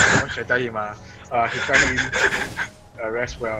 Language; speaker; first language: English; non-native, local second language; Chinese